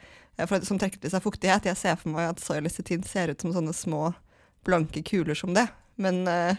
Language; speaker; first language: Norwegian; native; Norwegian